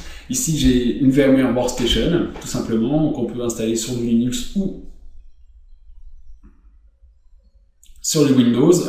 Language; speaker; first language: French; native; French